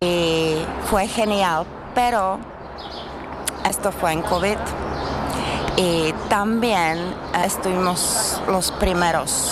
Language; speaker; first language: Spanish; non-native, fluent; Czech